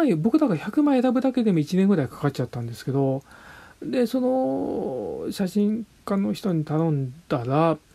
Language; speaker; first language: Japanese; native; Japanese